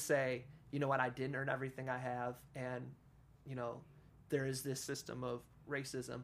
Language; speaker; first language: English; native; English